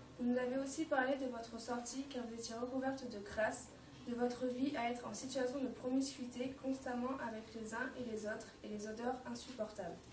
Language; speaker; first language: French; native; French